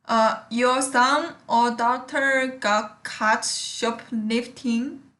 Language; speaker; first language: English; non-native, learner; Chinese